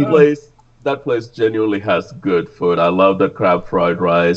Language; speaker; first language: English; non-native, local second language; Tamil